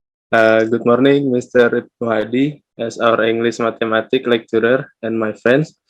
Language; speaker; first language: English; non-native, learner; Indonesian